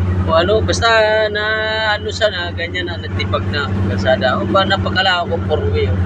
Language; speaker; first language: Filipino; non-native, local second language; Hiligaynon